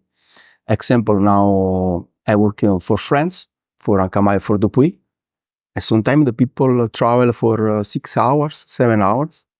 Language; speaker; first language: English; non-native, learner; Italian